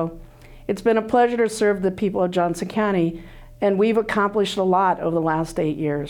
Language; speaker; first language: English; native; English